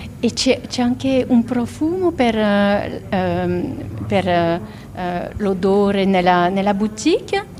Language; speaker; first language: Italian; non-native, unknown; French